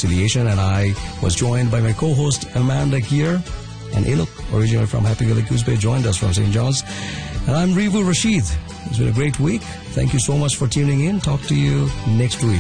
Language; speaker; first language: English; non-native, local second language; Bangla